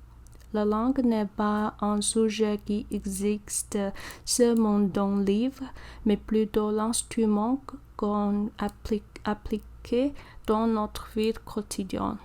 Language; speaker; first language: French; non-native, learner; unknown